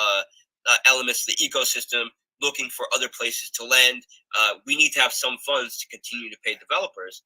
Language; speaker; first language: English; native; English